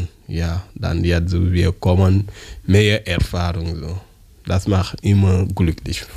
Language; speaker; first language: German; non-native, learner; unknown